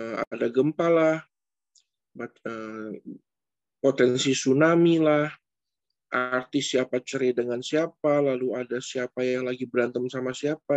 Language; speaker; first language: Indonesian; native; Indonesian